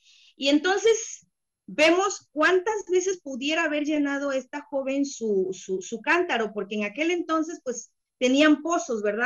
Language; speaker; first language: Spanish; native; Spanish